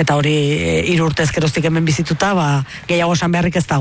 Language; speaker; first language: Basque; native; Basque